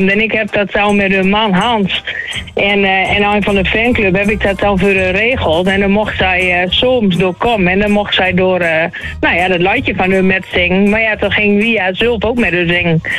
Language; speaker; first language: Dutch; native; Dutch